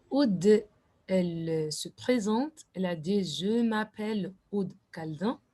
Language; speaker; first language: French; non-native, fluent; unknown